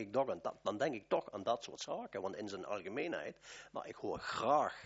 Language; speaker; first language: Dutch; native; Dutch